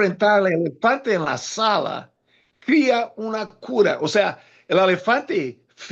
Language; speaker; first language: Spanish; non-native, fluent; English